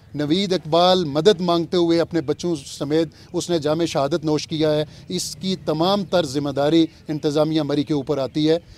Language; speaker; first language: Urdu; native; Urdu